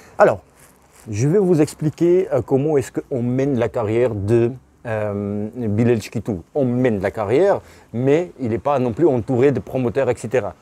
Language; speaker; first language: French; non-native, fluent; Russian